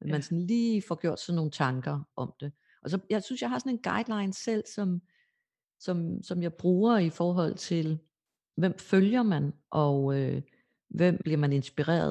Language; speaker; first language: Danish; native; Danish